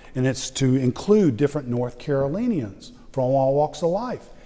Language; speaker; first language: English; native; English